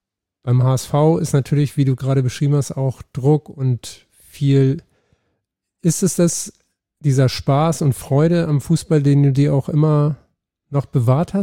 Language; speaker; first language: German; native; German